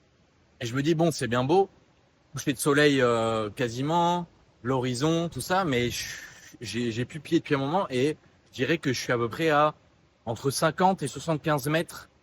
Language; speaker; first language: French; native; French